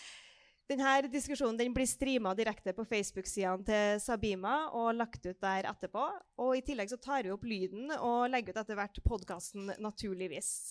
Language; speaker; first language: Norwegian; native; Norwegian